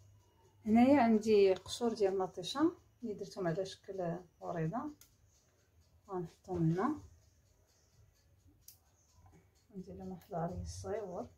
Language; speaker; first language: Arabic; native; Arabic